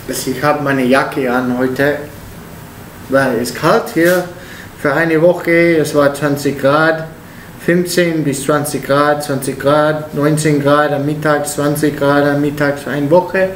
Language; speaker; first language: German; non-native, learner; Italian